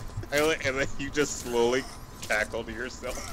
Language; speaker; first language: English; native; English